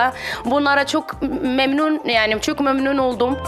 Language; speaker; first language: Turkish; non-native, fluent; Arabic